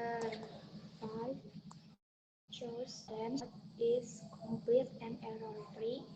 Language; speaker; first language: English; non-native, learner; Indonesian